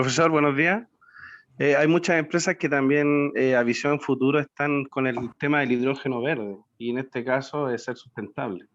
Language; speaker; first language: Spanish; native; Spanish